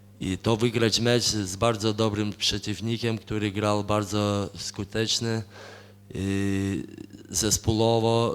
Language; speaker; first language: Polish; non-native, fluent; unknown